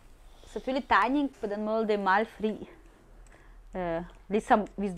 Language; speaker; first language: Danish; non-native, fluent; Russian